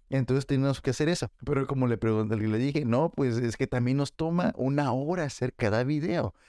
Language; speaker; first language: Spanish; early bilingual, heritage; Spanish